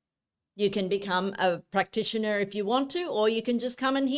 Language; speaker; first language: English; native; English